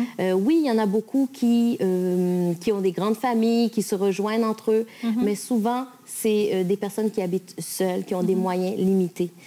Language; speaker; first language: French; native; French